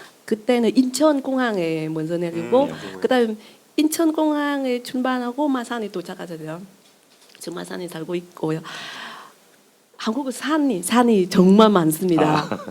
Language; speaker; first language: Korean; non-native, learner; Vietnamese